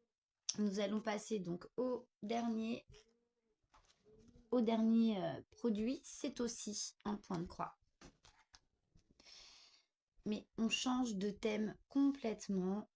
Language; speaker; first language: French; native; French